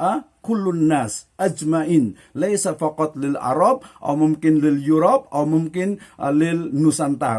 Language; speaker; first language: Arabic; non-native, fluent; Indonesian